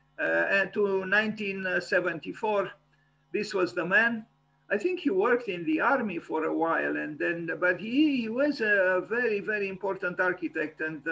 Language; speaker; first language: English; non-native, fluent; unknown